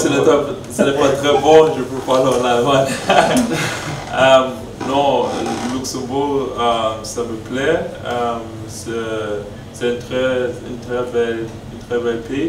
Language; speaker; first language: French; non-native, learner; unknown